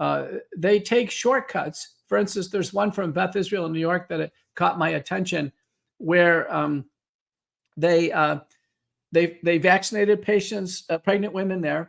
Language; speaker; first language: English; native; English